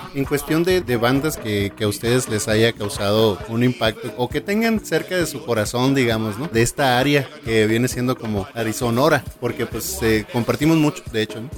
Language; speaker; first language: Spanish; native; Spanish